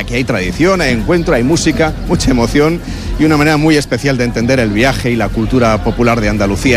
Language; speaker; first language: Spanish; native; Spanish